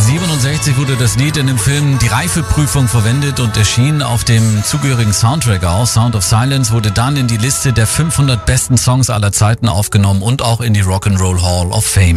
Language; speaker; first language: German; native; German